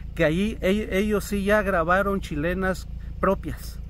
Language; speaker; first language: Spanish; non-native, local second language; Mixtepec Mixtec